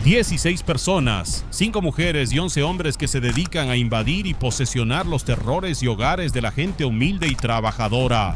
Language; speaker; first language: Spanish; native; Spanish